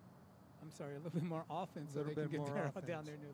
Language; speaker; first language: English; native; English